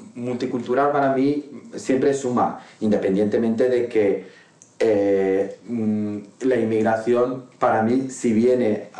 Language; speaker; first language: Spanish; non-native, fluent; Arabic